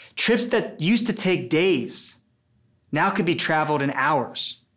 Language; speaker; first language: English; native; English